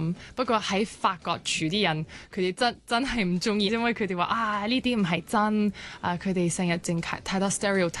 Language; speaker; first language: Cantonese; non-native, local second language; French